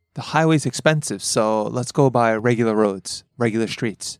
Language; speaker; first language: English; native; English